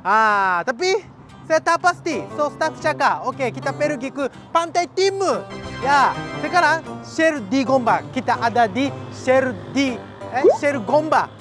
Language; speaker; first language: Indonesian; non-native, learner; Japanese